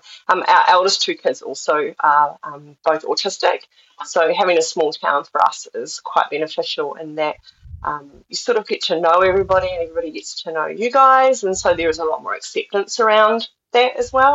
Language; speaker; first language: English; native; English